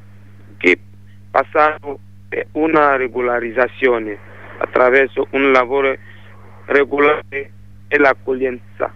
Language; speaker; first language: Italian; non-native, learner; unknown